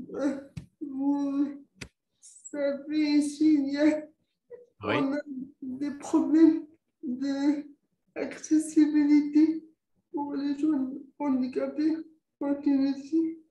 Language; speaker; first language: French; non-native, local second language; Arabic